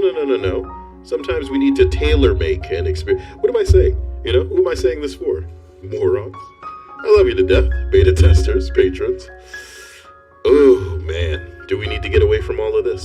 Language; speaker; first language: English; native; English